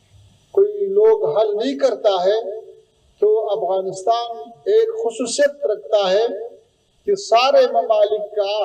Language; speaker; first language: Hindi; non-native, fluent; Pashto